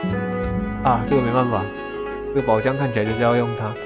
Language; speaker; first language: Chinese; native; Chinese